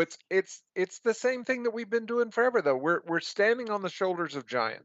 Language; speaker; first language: English; native; English